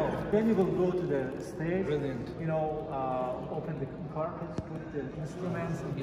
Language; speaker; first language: English; non-native, learner; Urdu